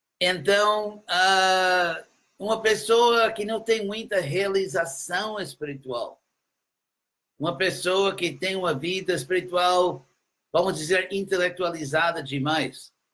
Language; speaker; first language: Portuguese; non-native, fluent; English